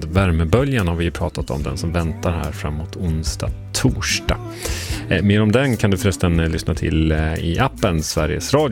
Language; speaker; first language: Swedish; native; Swedish